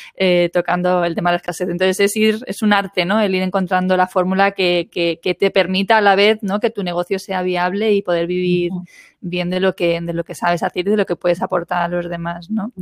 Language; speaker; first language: Spanish; native; Spanish